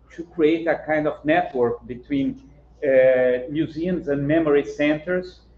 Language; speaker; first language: English; non-native, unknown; Portuguese